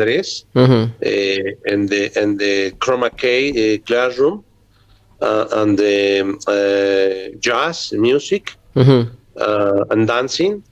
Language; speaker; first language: English; non-native, learner; Spanish